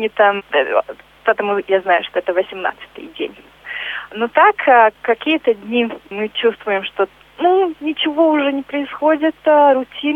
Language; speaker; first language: Russian; non-native, local second language; Latvian